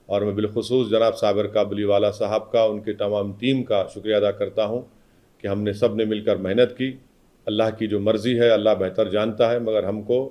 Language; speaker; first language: Hindi; non-native, local second language; Urdu